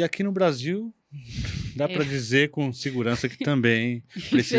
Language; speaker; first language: Portuguese; native; Portuguese